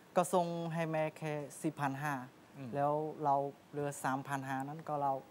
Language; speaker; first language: Thai; non-native, learner; Khmer